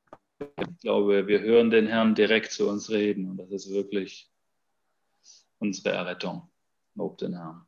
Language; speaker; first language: German; native; German